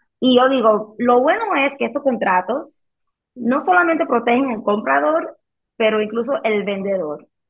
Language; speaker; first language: Spanish; early bilingual, heritage; Spanish